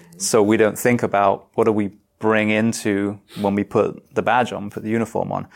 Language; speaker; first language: English; native; English